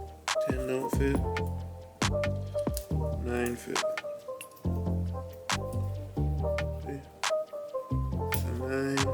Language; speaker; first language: English; native; English